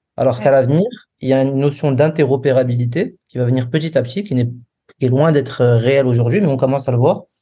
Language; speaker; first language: French; non-native, local second language; Arabic